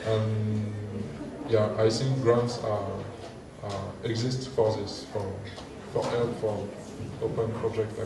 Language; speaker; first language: English; non-native, learner; French